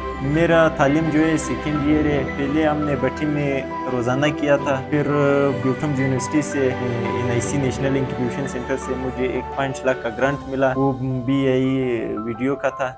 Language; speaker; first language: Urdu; non-native, local second language; Pashto